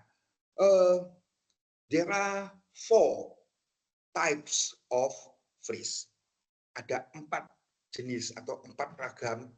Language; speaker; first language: English; non-native, fluent; Indonesian